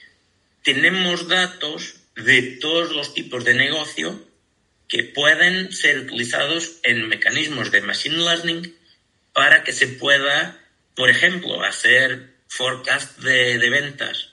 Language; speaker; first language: Spanish; non-native, fluent; Portuguese